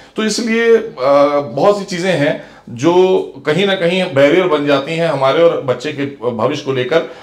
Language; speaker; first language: Hindi; native; Hindi